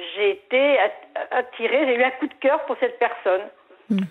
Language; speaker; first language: French; native; French